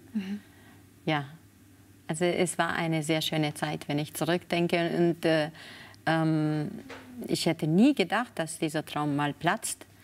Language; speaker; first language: German; non-native, fluent; Spanish